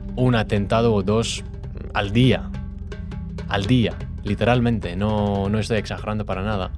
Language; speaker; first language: Spanish; non-native, fluent; Persian